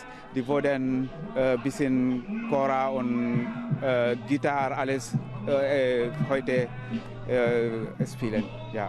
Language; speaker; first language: German; non-native, learner; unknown